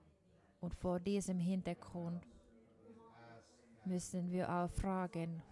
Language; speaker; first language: German; non-native, fluent; Finnish